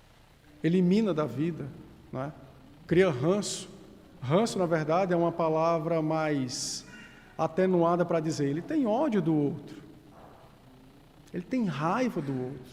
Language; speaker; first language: Portuguese; native; Portuguese